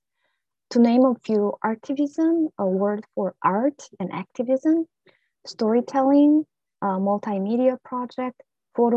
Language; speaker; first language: English; non-native, fluent; Korean